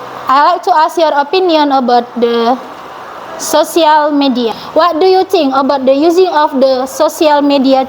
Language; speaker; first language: English; non-native, learner; Indonesian